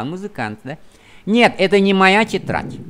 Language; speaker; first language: Russian; non-native, fluent; Vietnamese